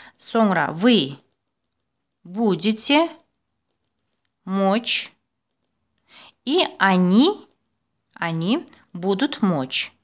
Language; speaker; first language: Russian; non-native, local second language; Azerbaijani